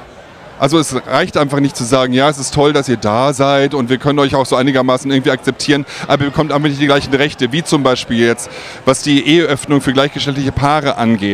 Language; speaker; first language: German; native; German